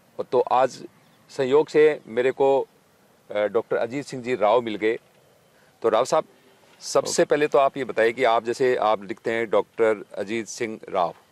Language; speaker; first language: Hindi; native; Hindi